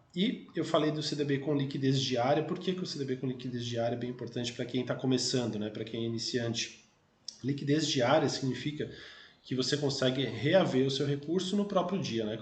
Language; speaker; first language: Portuguese; native; Portuguese